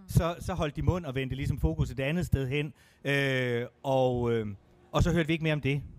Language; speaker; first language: Danish; native; Danish